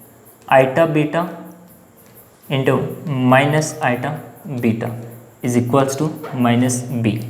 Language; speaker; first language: Hindi; native; Hindi